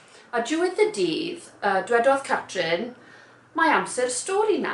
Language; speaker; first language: Welsh; non-native, local second language; English